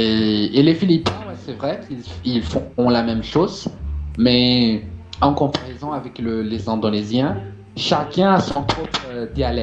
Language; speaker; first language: French; non-native, fluent; Portuguese